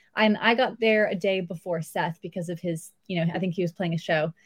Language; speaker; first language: English; native; English